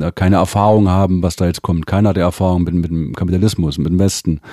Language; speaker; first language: German; native; German